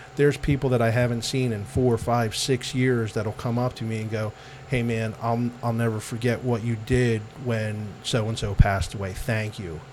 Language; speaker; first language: English; native; English